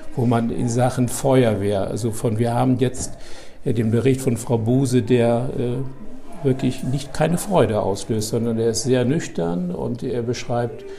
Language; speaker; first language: German; native; German